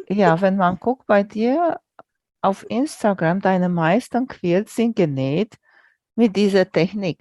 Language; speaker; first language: German; non-native, fluent; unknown